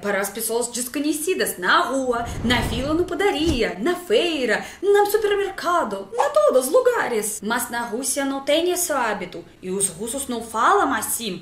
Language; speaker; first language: Portuguese; non-native, fluent; Russian